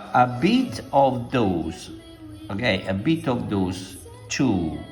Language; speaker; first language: English; non-native, fluent; Italian